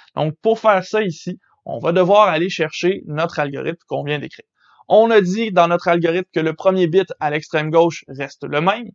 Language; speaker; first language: French; native; French